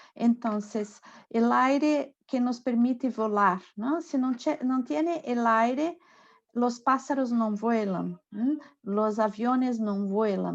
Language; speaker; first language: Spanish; non-native, learner; Portuguese